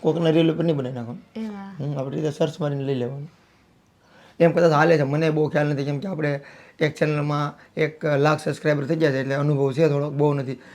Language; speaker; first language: Gujarati; native; Gujarati